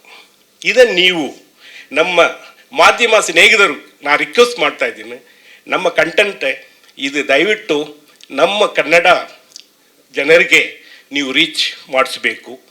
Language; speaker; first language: Kannada; non-native, learner; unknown